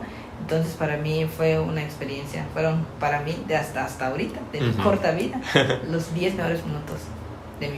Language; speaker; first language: Spanish; native; Spanish